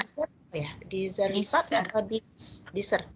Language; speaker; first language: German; non-native, learner; Indonesian